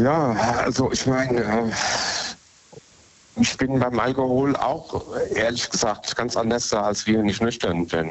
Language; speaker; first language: German; native; German